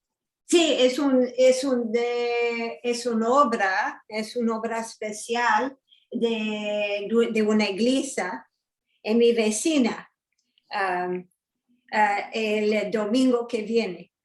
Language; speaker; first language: Spanish; non-native, learner; English